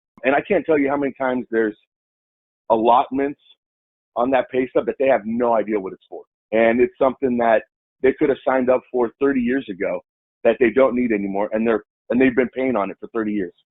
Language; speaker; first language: English; native; English